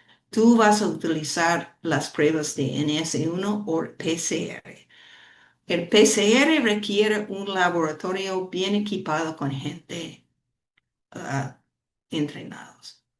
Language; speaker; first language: Spanish; non-native, fluent; English